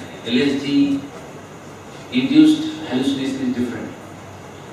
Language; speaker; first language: Hindi; native; Hindi